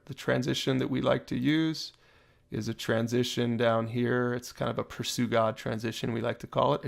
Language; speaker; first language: English; native; English